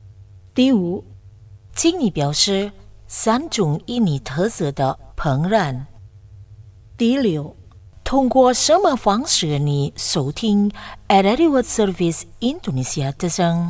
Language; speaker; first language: Chinese; non-native, fluent; Indonesian